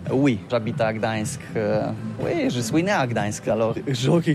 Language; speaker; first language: French; non-native, learner; Polish